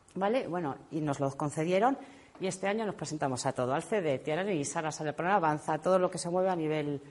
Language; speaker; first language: Spanish; native; Spanish